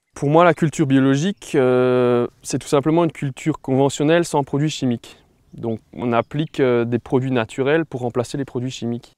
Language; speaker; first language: French; native; French